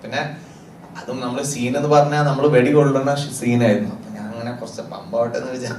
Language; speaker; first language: Malayalam; native; Malayalam